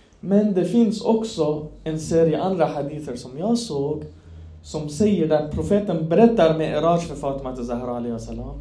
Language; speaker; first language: Swedish; non-native, fluent; Persian